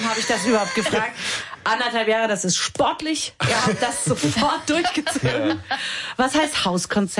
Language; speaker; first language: German; native; German